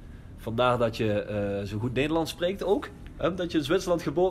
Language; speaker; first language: Dutch; native; Dutch